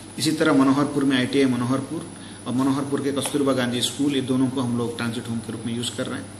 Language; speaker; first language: Hindi; native; Hindi